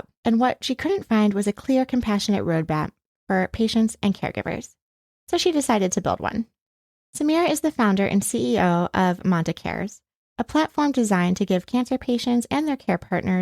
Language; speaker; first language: English; native; English